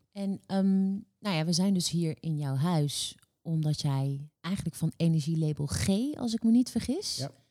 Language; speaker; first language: Dutch; native; Dutch